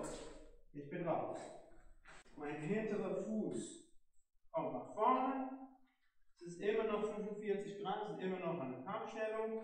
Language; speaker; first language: German; non-native, fluent; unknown